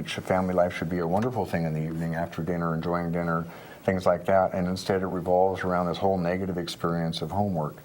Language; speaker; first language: English; native; English